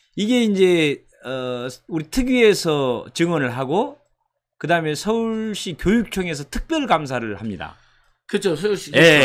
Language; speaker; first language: Korean; native; Korean